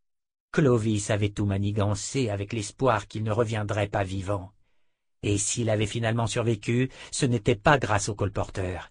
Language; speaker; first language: French; native; French